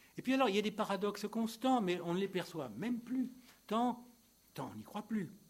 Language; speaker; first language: French; native; French